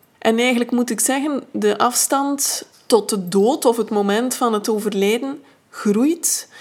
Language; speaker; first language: Dutch; native; Dutch